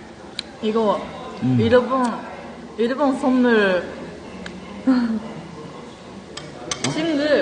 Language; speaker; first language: Korean; non-native, learner; Japanese